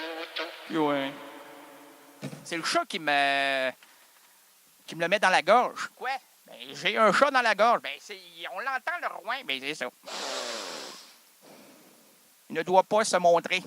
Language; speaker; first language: French; native; French